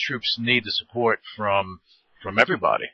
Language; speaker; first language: English; native; English